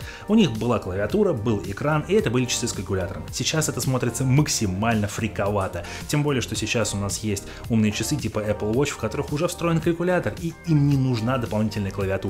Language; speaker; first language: Russian; native; Russian